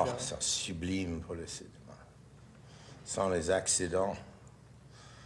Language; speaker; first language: French; non-native, fluent; English